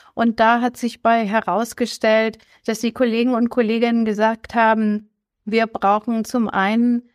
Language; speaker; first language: German; native; German